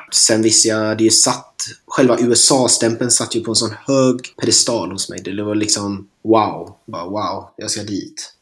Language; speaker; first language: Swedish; native; Swedish